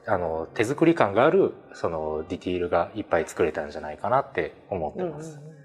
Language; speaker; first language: Japanese; native; Japanese